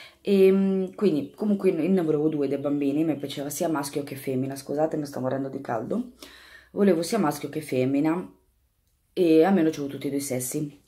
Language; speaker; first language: Italian; native; Italian